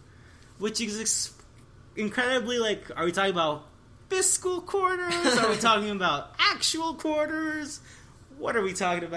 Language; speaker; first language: English; native; English